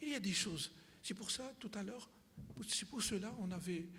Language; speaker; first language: French; non-native, local second language; Arabic